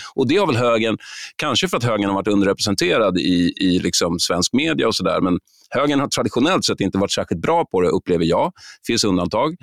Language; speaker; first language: Swedish; native; Swedish